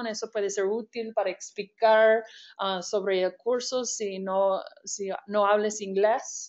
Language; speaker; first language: Spanish; non-native, fluent; English